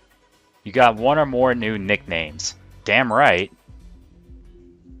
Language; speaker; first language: English; native; English